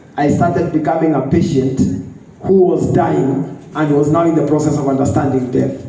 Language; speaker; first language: English; non-native, local second language; Swahili